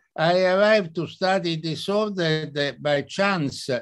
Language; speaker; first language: English; non-native, fluent; Italian